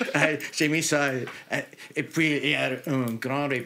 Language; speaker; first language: French; non-native, local second language; English